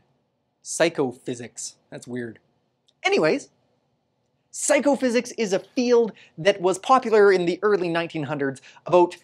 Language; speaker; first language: English; native; English